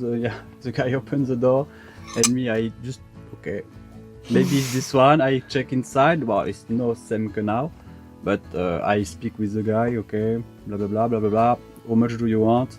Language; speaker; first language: English; non-native, learner; French